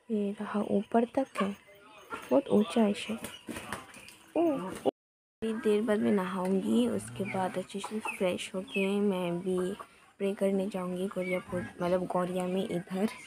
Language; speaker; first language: Hindi; non-native, local second language; Kok Borok